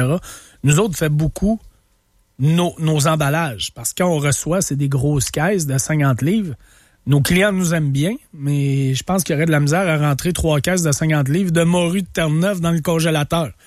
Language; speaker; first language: French; native; French